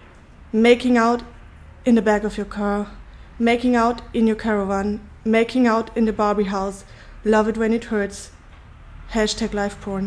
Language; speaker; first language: English; non-native, fluent; German